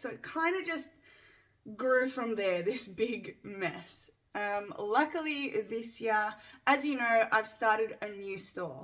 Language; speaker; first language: English; native; English